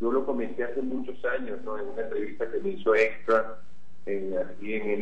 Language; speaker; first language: Spanish; native; Spanish